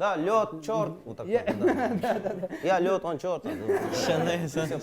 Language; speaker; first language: Russian; non-native, local second language; Kazakh